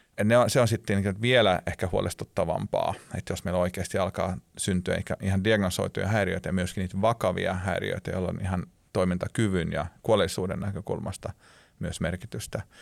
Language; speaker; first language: Finnish; non-native, local second language; Swedish